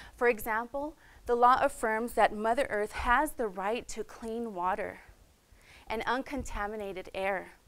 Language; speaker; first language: English; native; English